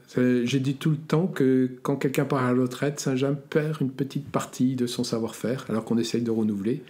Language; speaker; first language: French; native; French